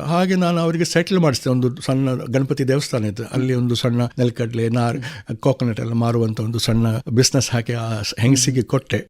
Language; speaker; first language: Kannada; non-native, local second language; Konkani